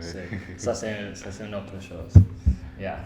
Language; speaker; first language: French; non-native, learner; English